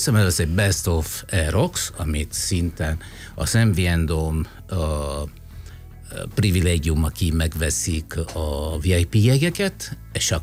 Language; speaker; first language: Hungarian; non-native, fluent; Italian